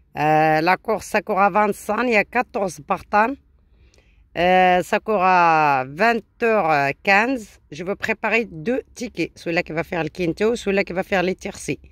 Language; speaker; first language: French; non-native, local second language; Arabic